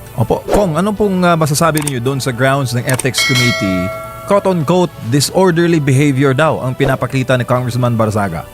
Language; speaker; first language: Filipino; native; Filipino